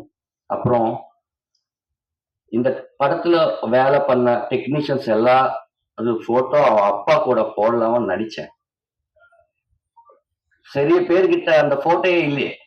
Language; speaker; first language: Tamil; non-native, learner; Telugu